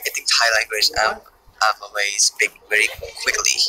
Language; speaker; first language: English; non-native, learner; Thai